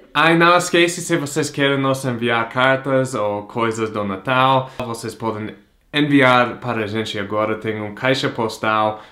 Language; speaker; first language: Portuguese; non-native, fluent; English